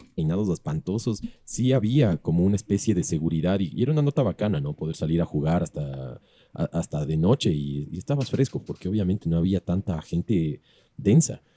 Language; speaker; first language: Spanish; native; Spanish